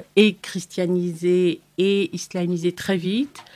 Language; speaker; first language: French; non-native, fluent; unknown